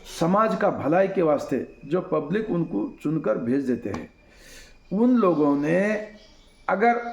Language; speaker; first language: Hindi; non-native, local second language; Kannada